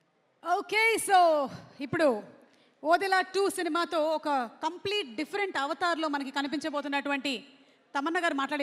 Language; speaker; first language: Telugu; native; Telugu